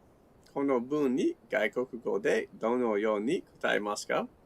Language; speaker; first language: Japanese; non-native, learner; English